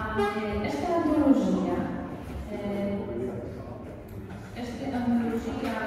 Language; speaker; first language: Portuguese; non-native, learner; Polish